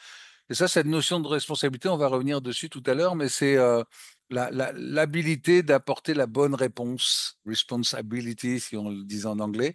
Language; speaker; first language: French; native; French